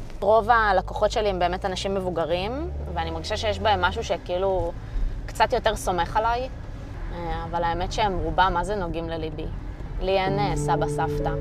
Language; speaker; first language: Hebrew; early bilingual, other home language; Russian